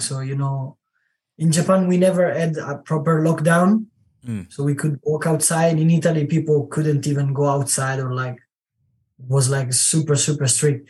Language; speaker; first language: English; non-native, learner; Italian